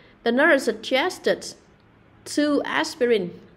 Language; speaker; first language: English; non-native, fluent; Vietnamese